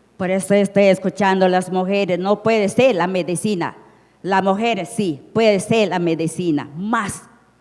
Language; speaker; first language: Spanish; non-native, local second language; Shipibo-Conibo